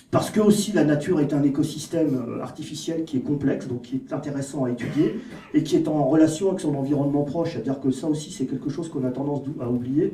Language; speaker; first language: French; native; French